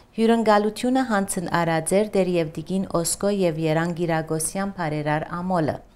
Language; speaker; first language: Armenian; early bilingual, heritage; Armenian